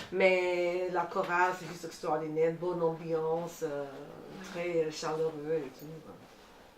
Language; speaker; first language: French; non-native, fluent; English